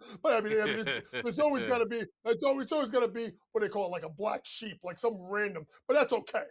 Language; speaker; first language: English; native; English